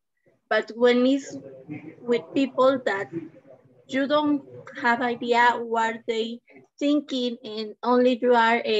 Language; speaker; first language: English; non-native, learner; Spanish